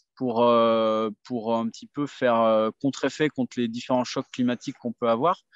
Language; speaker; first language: French; native; French